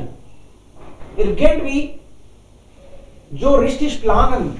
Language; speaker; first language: German; non-native, learner; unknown